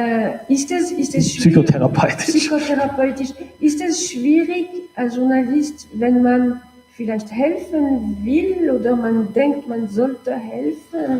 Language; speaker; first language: German; non-native, local second language; French